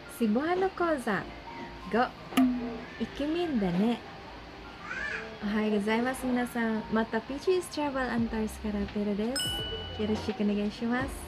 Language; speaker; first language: Japanese; non-native, fluent; Cebuano